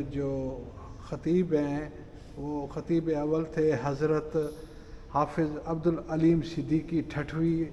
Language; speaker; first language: Urdu; non-native, local second language; Sindhi